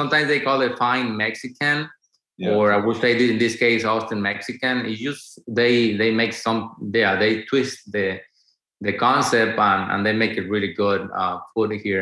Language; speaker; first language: English; non-native, fluent; Spanish